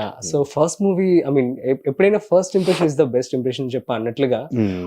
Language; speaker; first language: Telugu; native; Telugu